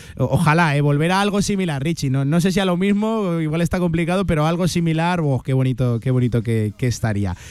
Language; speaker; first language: Spanish; native; Spanish